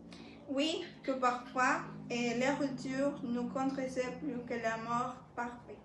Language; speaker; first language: French; non-native, learner; Spanish